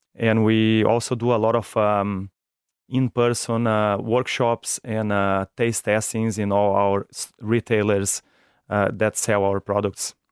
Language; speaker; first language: English; non-native, fluent; Portuguese